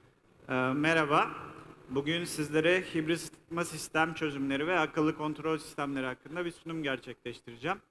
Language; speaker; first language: Turkish; native; Turkish